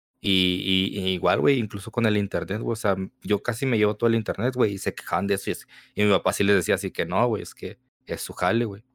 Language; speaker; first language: Spanish; early bilingual, heritage; Spanish